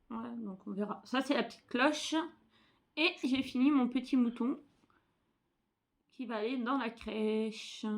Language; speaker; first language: French; native; French